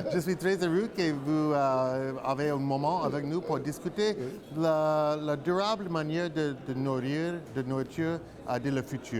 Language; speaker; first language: French; non-native, learner; English